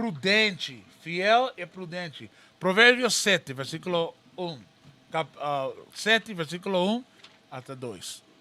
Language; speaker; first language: Portuguese; non-native, learner; Spanish